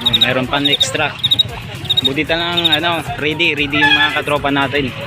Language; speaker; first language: Filipino; native; Filipino